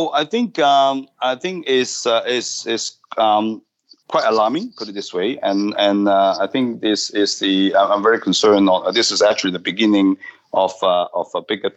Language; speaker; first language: English; non-native, local second language; Cantonese